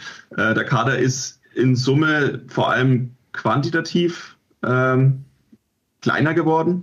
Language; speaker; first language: German; native; German